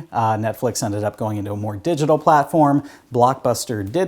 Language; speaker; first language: English; native; English